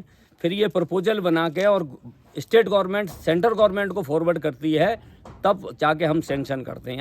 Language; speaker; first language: Hindi; native; Hindi